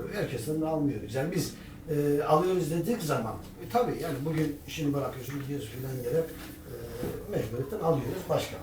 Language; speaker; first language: Turkish; native; Turkish